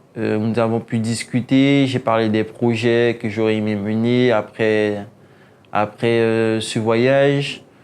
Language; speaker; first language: French; native; French